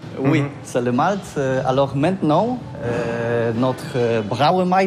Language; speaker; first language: French; non-native, learner; Polish